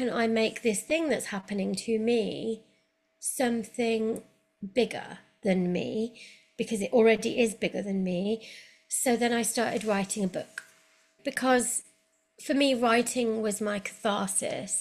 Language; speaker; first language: English; native; English